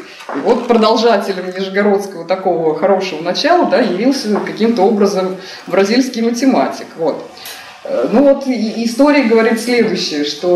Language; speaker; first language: Russian; native; Russian